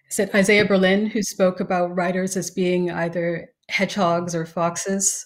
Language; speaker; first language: English; native; English